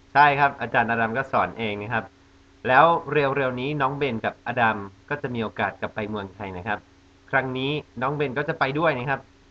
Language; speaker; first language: Thai; non-native, fluent; English